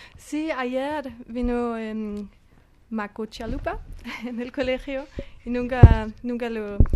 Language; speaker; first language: Spanish; non-native, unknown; Danish